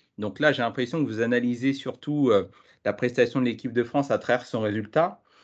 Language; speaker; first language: French; native; French